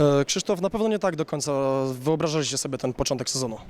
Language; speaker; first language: Polish; native; Polish